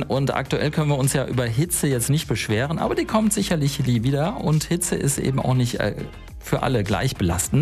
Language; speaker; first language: German; native; German